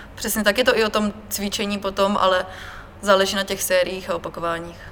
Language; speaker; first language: Czech; native; Czech